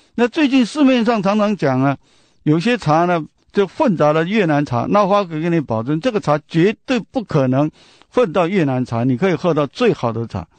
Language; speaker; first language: Chinese; non-native, local second language; Min Nan Chinese